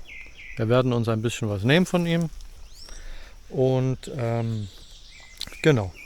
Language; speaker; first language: German; native; German